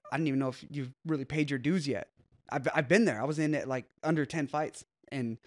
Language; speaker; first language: English; native; English